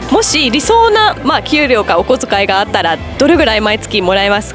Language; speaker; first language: Japanese; non-native, fluent; English